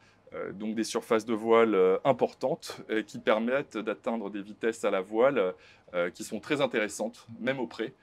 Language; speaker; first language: French; native; French